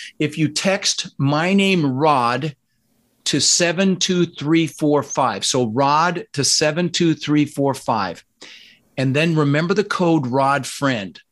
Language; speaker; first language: English; early bilingual, other home language; Dutch